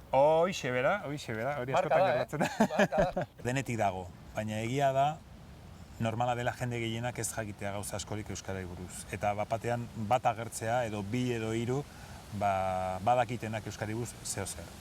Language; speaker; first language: Basque; non-native, fluent; Spanish